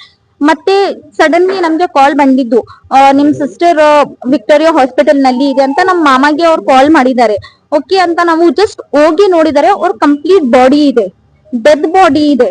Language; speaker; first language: Kannada; non-native, local second language; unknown